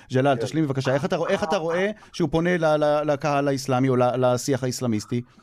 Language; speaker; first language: Hebrew; native; Hebrew